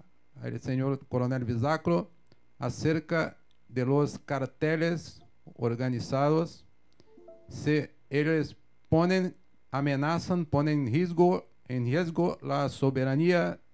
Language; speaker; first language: Spanish; non-native, fluent; Portuguese